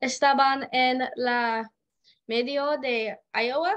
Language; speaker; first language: Spanish; non-native, learner; English